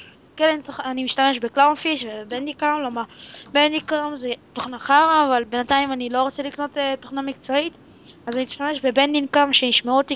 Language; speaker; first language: Hebrew; native; Hebrew